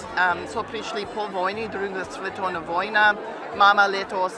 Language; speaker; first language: Slovenian; early bilingual, heritage; Slovenian